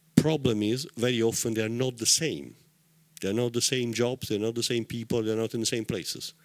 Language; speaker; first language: English; non-native, fluent; Italian